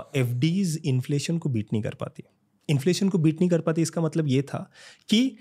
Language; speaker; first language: Hindi; native; Hindi